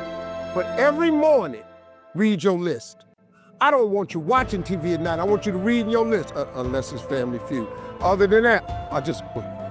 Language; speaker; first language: English; native; English